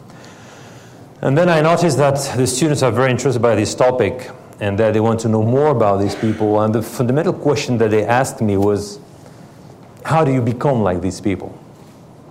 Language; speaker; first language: English; non-native, fluent; French